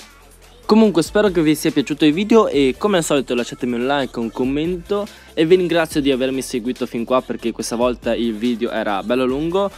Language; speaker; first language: Italian; early bilingual, other home language; Chinese